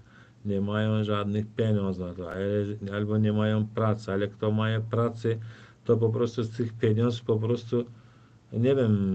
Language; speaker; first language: Polish; non-native, fluent; Turkmen